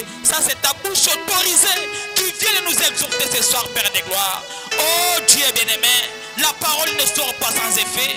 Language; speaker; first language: French; non-native, local second language; Swahili